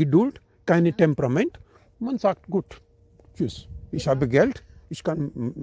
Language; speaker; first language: German; non-native, learner; Urdu